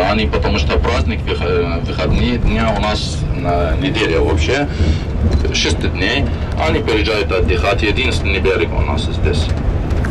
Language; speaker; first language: Russian; non-native, fluent; Arabic